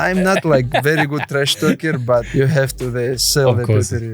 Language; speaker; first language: English; non-native, learner; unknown